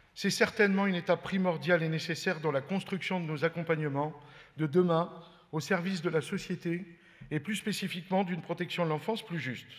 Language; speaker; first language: French; native; French